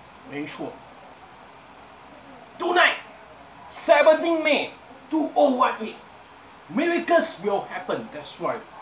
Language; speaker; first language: English; non-native, local second language; Chinese